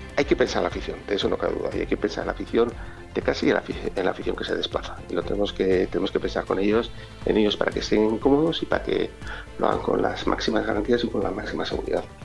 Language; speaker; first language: Spanish; native; Spanish